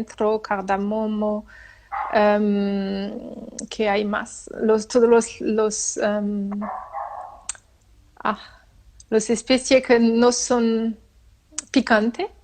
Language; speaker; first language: Spanish; non-native, learner; French